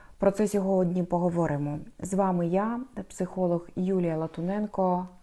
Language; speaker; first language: Ukrainian; non-native, local second language; Russian